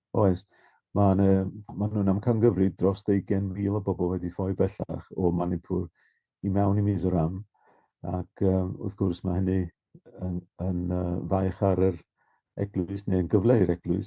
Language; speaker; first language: Welsh; native; Welsh